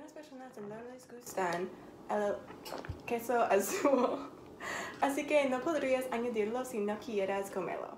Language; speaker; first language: Spanish; non-native, learner; English